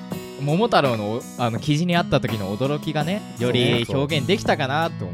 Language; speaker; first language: Japanese; native; Japanese